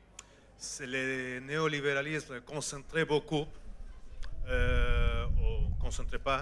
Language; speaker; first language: French; non-native, learner; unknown